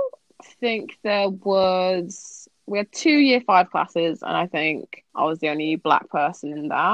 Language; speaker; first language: English; native; English